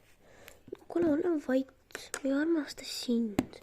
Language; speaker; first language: Estonian; non-native, local second language; Russian